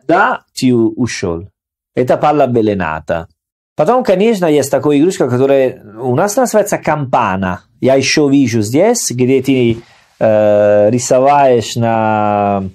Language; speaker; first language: Russian; non-native, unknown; Italian